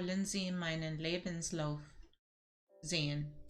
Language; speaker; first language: German; non-native, learner; English